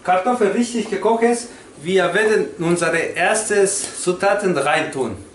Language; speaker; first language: German; non-native, learner; Spanish